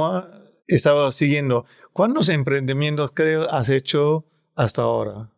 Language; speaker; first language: Spanish; non-native, fluent; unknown